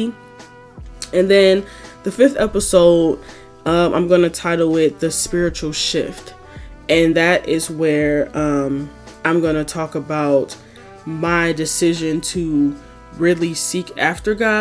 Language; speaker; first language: English; native; English